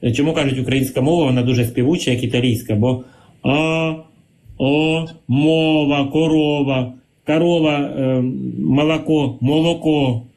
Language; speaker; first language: Ukrainian; non-native, local second language; Russian